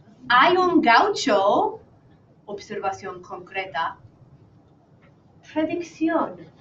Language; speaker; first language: Spanish; non-native, fluent; English